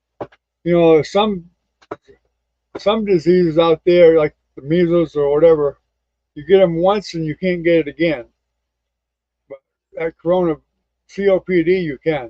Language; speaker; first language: English; native; English